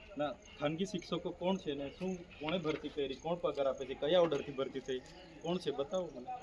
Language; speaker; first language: Gujarati; non-native, local second language; Vasavi